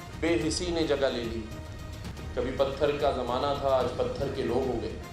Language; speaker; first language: Urdu; native; Urdu